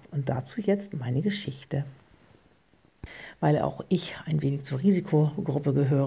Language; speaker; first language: German; native; German